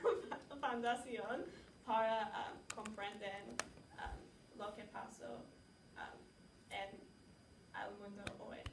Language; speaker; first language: Spanish; non-native, learner; English